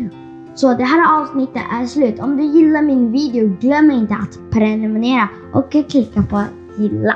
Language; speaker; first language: Swedish; non-native, learner; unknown